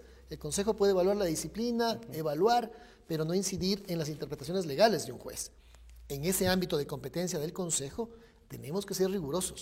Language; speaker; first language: Spanish; native; Spanish